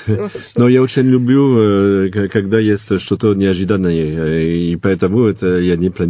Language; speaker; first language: Russian; non-native, fluent; French